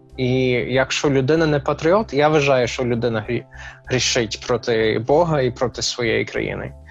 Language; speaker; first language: Ukrainian; non-native, fluent; English